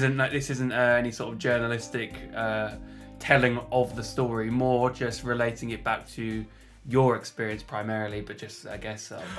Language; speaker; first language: English; native; English